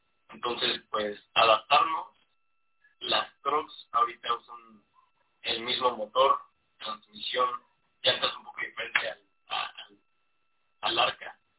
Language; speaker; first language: Spanish; native; Spanish